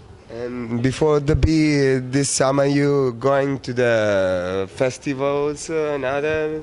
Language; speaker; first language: English; non-native, learner; Macedonian